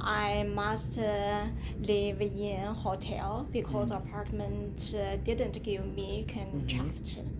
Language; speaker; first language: English; non-native, learner; Chinese